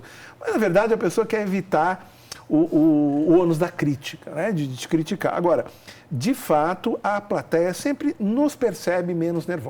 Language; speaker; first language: Portuguese; native; Portuguese